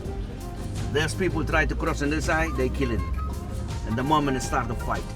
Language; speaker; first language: English; non-native, learner; Spanish